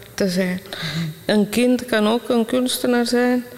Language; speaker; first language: Dutch; non-native, fluent; Italian